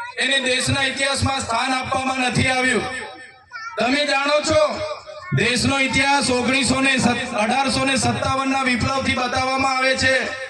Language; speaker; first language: Gujarati; non-native, local second language; Vasavi